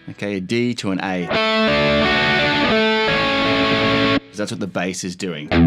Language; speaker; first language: English; native; English